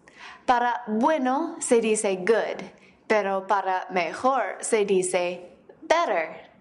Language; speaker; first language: Spanish; non-native, fluent; English